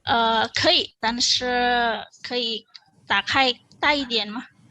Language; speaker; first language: Chinese; non-native, fluent; Indonesian